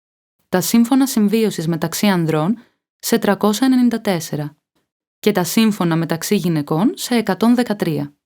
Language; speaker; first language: Greek; native; Greek